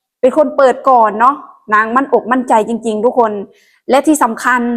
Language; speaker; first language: Thai; non-native, local second language; Northeastern Thai